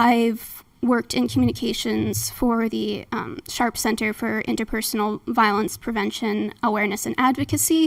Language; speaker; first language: English; native; English